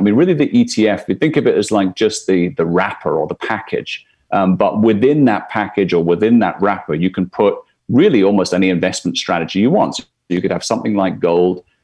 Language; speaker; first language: English; native; English